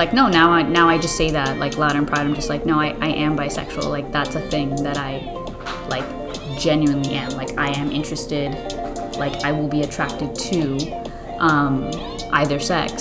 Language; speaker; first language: English; early bilingual, other home language; Spanish